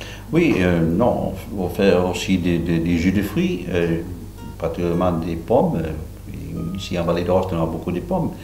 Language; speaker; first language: French; non-native, local second language; Italian